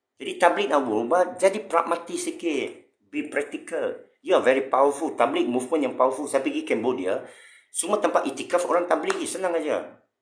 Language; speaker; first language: Malay; non-native, local second language; Chinese